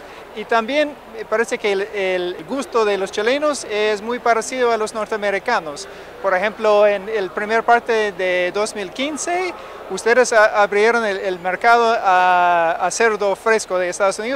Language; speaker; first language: Spanish; non-native, fluent; English